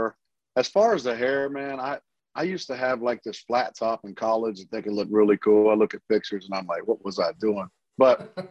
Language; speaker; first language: English; native; English